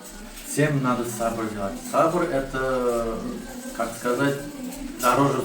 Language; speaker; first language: Russian; non-native, learner; Tajik